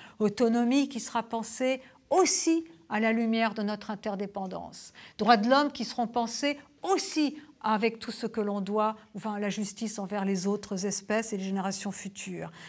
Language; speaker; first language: French; native; French